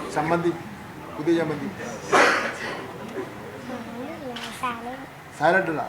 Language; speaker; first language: Malayalam; native; Malayalam